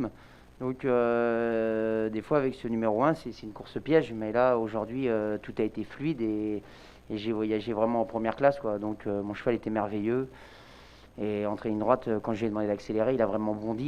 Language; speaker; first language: French; native; French